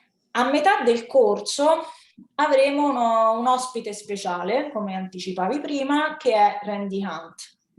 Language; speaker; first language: Italian; native; Italian